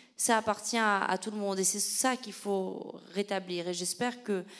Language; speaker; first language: French; native; French